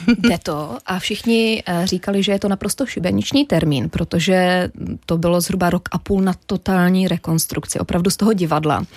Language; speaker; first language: Czech; non-native, local second language; Polish